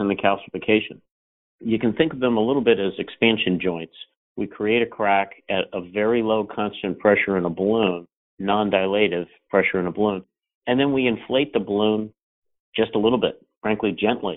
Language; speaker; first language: English; native; English